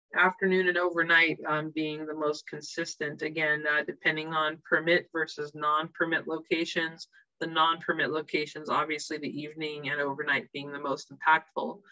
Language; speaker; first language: English; native; English